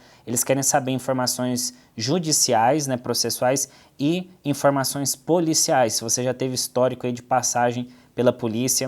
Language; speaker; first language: Portuguese; native; Portuguese